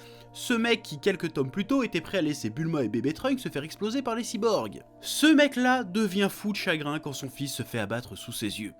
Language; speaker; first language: French; native; French